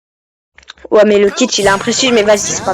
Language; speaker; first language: French; native; French